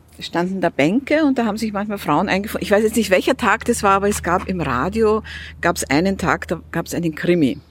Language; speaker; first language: German; early bilingual, other home language; Russian